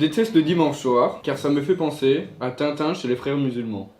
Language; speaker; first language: French; native; French